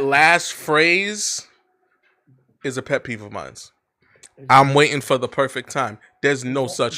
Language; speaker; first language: English; native; English